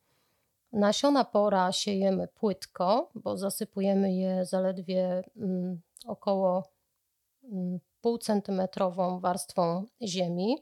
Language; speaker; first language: Polish; native; Polish